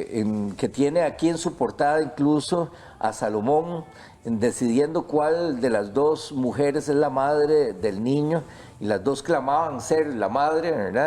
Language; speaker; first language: Spanish; native; Spanish